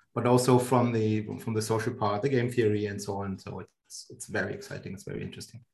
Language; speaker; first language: English; non-native, fluent; German